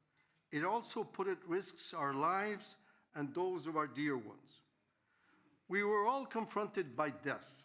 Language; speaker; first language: English; non-native, fluent; Spanish